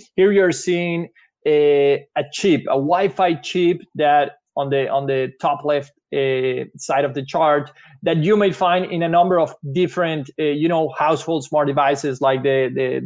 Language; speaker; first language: English; non-native, fluent; Spanish